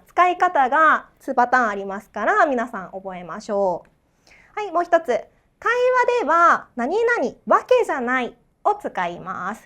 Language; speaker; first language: Japanese; non-native, fluent; Chinese